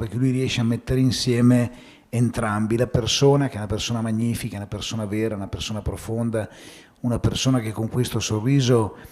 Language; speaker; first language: Italian; native; Italian